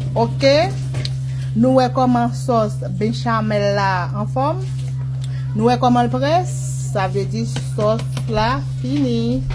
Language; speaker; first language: French; non-native, learner; Haitian Creole